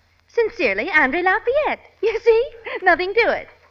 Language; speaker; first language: English; native; English